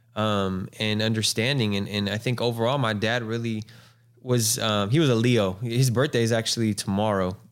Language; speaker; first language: English; native; English